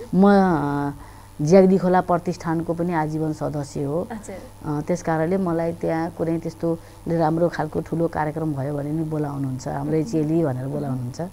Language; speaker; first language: Nepali; native; Nepali